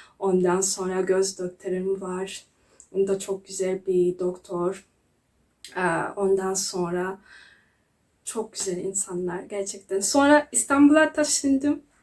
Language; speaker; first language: Turkish; non-native, learner; Kinyarwanda